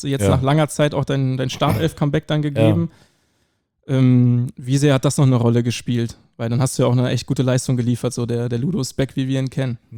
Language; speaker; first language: German; native; German